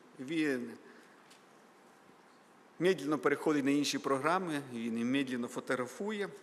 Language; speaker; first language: Ukrainian; native; Ukrainian